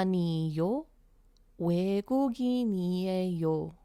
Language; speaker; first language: Korean; non-native, fluent; English